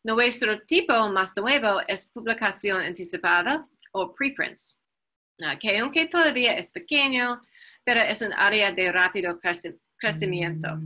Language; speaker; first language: Spanish; non-native, fluent; English